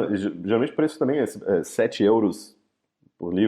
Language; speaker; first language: Portuguese; native; Portuguese